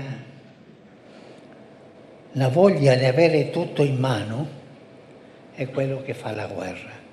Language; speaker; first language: Italian; non-native, fluent; Spanish